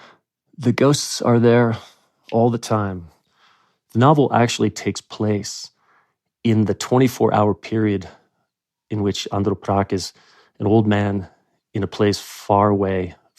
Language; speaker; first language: English; native; English